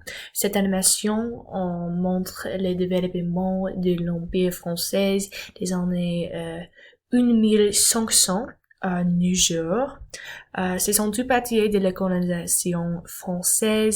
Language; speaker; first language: French; non-native, learner; English